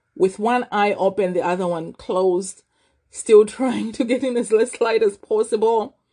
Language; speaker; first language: English; non-native, local second language; Nyanja